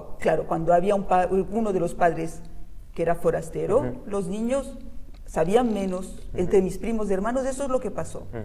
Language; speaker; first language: Spanish; early bilingual, heritage; Spanish